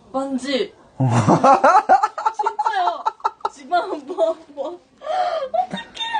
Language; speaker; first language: Korean; non-native, learner; Japanese